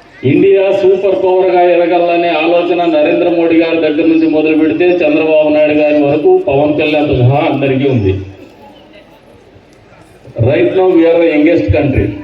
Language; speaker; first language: Telugu; native; Telugu